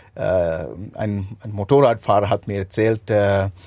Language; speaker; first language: German; non-native, fluent; Sinhala